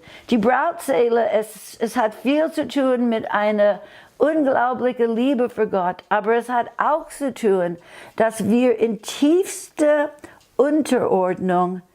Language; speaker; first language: German; non-native, fluent; English